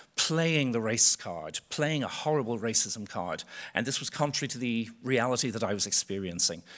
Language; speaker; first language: English; native; English